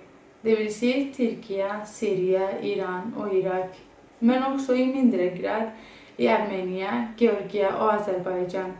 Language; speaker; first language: Norwegian; non-native, fluent; Kurdish